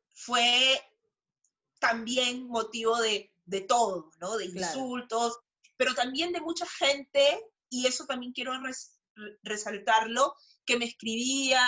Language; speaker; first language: Spanish; native; Spanish